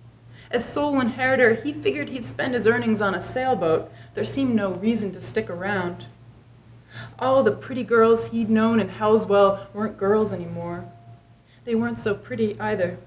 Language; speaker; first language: English; native; English